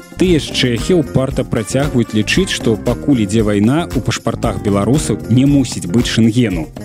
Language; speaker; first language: Belarusian; native; Belarusian